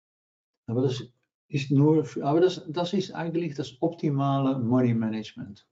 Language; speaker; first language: German; non-native, learner; Dutch